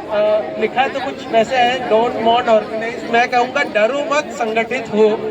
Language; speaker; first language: Hindi; native; Hindi